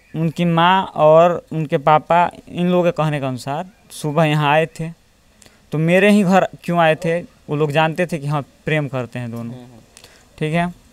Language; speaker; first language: Hindi; native; Hindi